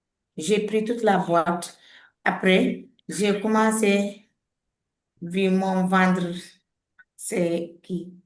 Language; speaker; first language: French; non-native, learner; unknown